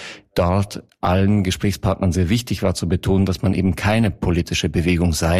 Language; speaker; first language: German; native; German